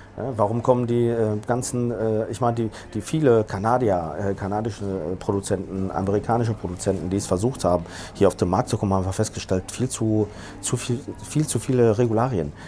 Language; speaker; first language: German; early bilingual, other home language; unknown